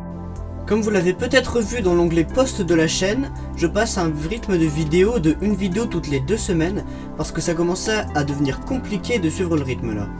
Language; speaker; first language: French; native; French